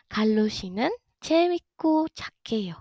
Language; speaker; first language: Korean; non-native, fluent; Indonesian